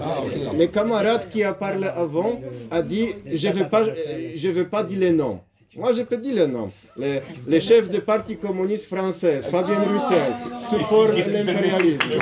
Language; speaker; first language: French; non-native, learner; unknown